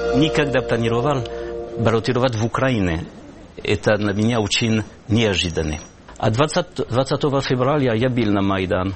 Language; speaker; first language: Ukrainian; non-native, learner; French